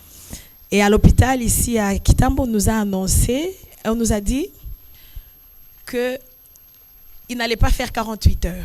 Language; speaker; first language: French; non-native, local second language; Swahili